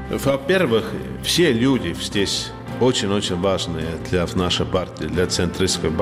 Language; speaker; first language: Russian; non-native, learner; Estonian